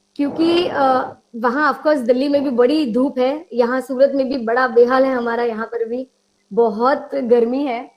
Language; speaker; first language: Hindi; non-native, local second language; Gujarati